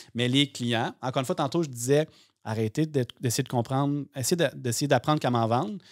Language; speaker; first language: French; native; French